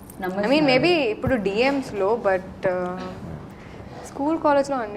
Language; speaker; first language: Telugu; non-native, local second language; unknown